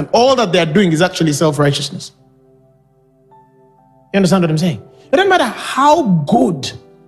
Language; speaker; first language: English; non-native, local second language; Ganda